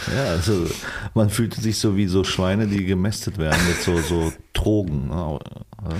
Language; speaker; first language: German; early bilingual, other home language; Vietnamese